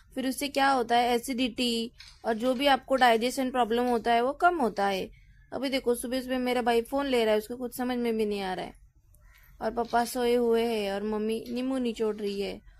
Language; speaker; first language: Hindi; non-native, local second language; Marathi